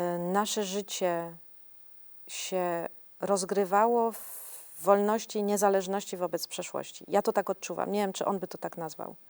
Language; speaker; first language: Polish; early bilingual, heritage; Polish